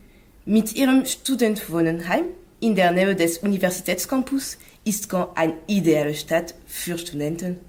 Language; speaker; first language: German; non-native, learner; French